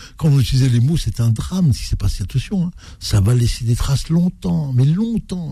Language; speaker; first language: French; native; French